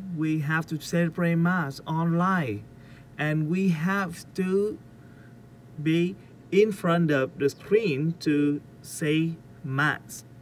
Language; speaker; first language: English; non-native, learner; Vietnamese